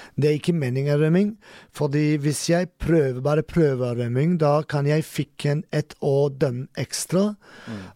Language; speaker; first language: Norwegian; non-native, learner; German